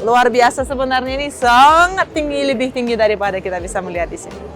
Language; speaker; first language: Indonesian; non-native, fluent; Russian